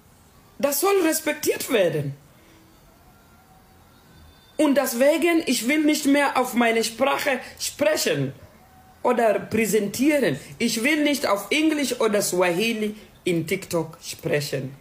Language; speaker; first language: German; non-native, learner; Swahili